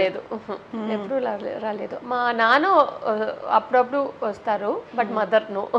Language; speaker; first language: Telugu; non-native, learner; Tamil